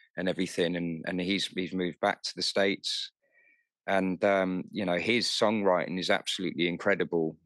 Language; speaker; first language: English; native; English